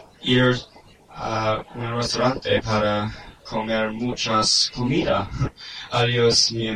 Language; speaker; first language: Spanish; non-native, learner; English